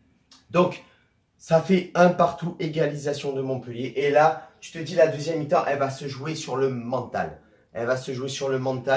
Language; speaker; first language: French; native; French